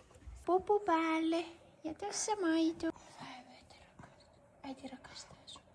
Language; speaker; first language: Finnish; native; Finnish